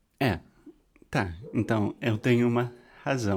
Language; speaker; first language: Portuguese; non-native, fluent; English